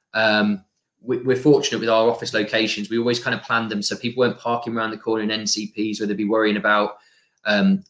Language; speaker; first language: English; native; English